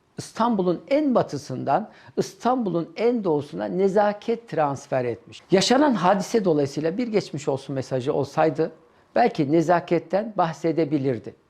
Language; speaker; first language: Turkish; native; Turkish